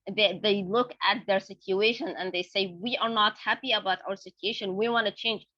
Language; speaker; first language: English; non-native, fluent; Arabic